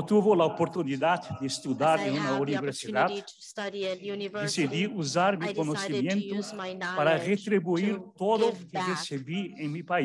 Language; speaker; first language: Spanish; non-native, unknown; German